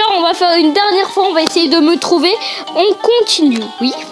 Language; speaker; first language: French; early bilingual, other home language; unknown